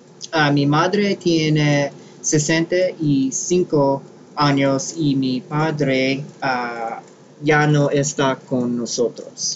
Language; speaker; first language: Spanish; non-native, learner; English